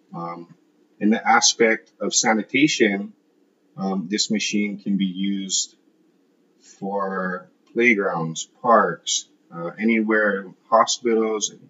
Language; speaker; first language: English; native; English